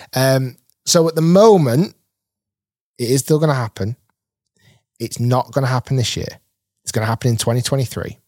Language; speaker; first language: English; native; English